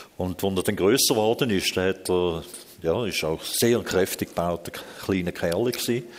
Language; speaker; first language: German; early bilingual, other home language; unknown